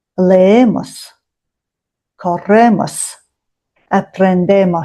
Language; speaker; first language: Spanish; non-native, fluent; Mongolian